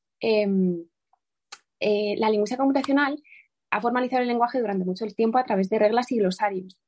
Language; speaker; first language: Spanish; native; Spanish